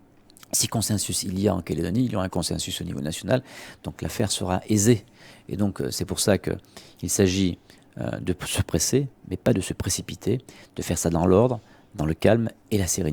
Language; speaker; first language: French; native; French